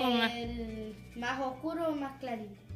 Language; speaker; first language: Spanish; early bilingual, heritage; Spanish